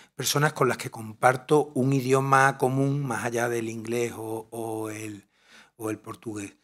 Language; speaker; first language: Spanish; native; Spanish